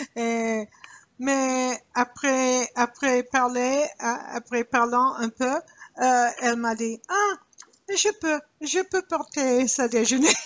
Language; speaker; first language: French; non-native, learner; English